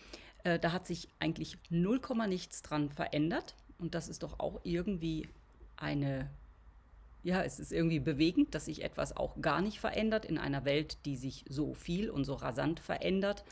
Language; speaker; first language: German; native; German